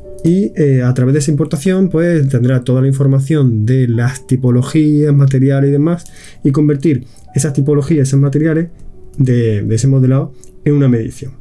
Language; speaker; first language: Spanish; native; Spanish